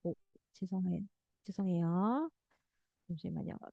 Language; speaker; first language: Korean; non-native, fluent; Indonesian